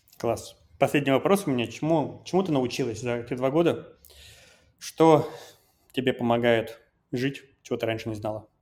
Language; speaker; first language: Russian; native; Russian